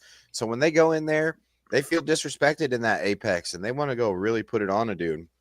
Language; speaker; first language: English; native; English